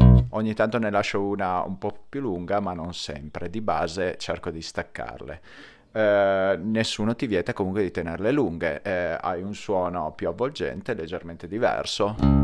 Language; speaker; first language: Italian; native; Italian